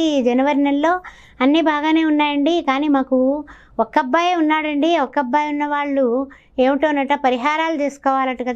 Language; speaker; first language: Telugu; native; Telugu